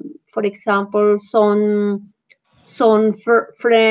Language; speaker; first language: English; non-native, learner; Spanish